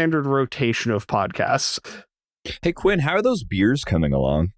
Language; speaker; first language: English; native; English